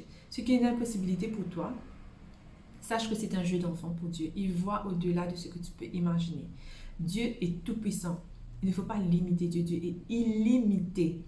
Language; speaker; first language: French; native; French